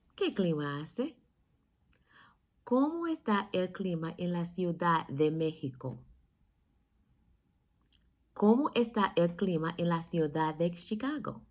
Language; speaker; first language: Spanish; non-native, fluent; English